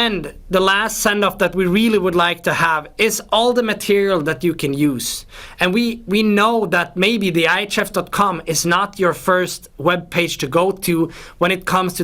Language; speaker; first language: English; non-native, fluent; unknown